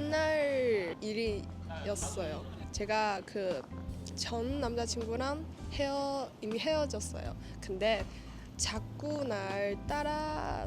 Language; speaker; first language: Korean; non-native, learner; Chinese